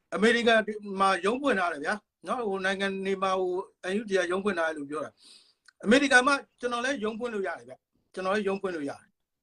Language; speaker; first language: Burmese; non-native, local second language; Hakha Chin